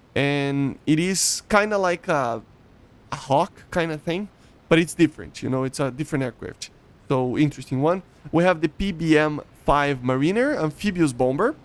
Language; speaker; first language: English; non-native, fluent; Portuguese